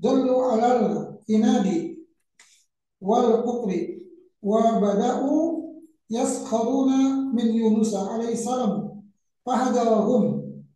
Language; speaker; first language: Arabic; non-native, learner; Indonesian